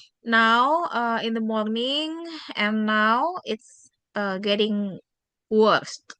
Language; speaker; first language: English; non-native, fluent; Indonesian